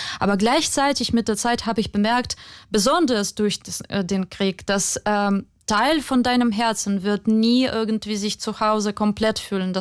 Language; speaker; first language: German; non-native, fluent; Ukrainian